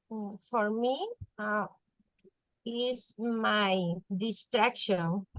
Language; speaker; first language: English; non-native, learner; Spanish